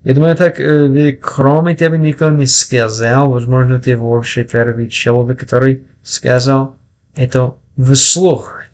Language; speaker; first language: Russian; non-native, learner; English